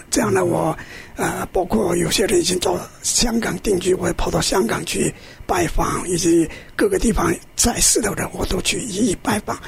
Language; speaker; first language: Chinese; non-native, local second language; Korean